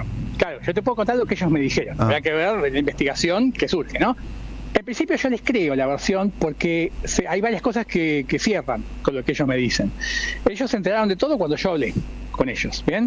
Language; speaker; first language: Spanish; native; Spanish